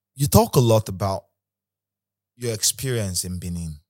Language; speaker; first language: English; non-native, local second language; Igbo